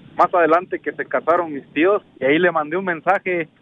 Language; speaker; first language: Spanish; native; Spanish